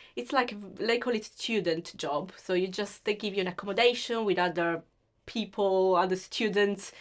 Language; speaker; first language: English; non-native, fluent; Italian